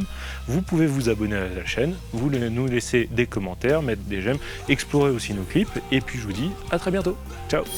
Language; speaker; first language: French; native; French